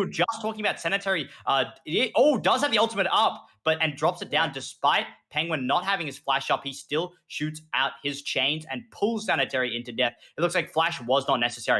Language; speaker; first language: English; native; English